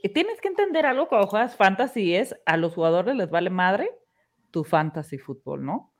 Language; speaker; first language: Spanish; early bilingual, heritage; Spanish